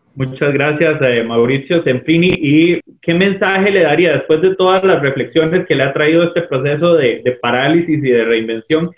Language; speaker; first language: Spanish; native; Spanish